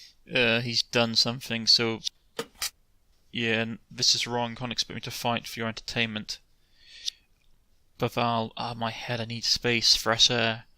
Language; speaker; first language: English; native; English